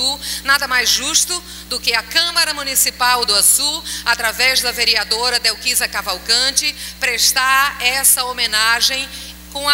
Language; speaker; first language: Portuguese; native; Portuguese